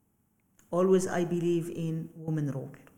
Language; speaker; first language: English; non-native, learner; Arabic